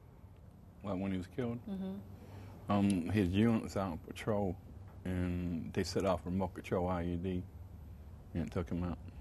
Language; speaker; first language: English; native; English